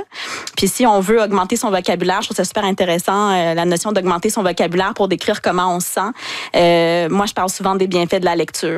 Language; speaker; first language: French; native; French